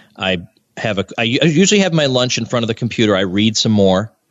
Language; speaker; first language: English; native; English